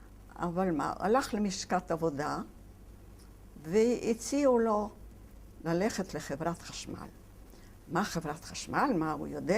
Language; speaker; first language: Hebrew; non-native, fluent; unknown